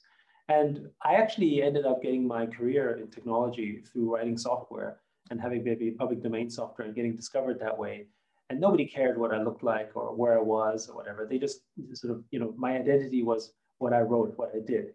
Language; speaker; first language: English; non-native, fluent; German